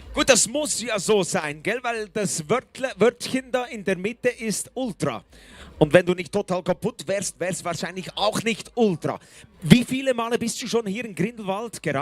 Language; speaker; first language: German; native; German